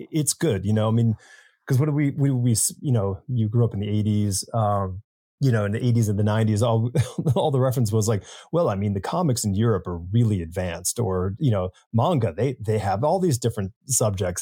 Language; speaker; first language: English; native; English